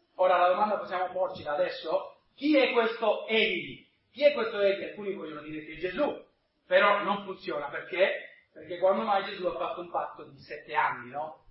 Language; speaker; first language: Italian; non-native, fluent; English